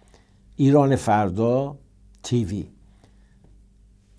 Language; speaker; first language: Persian; native; Persian